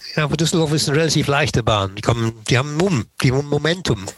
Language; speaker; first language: German; non-native, fluent; English